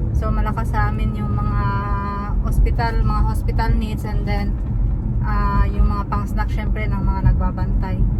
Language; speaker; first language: Filipino; non-native, local second language; Cebuano